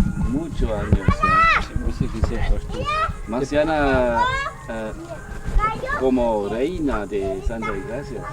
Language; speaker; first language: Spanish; non-native, learner; German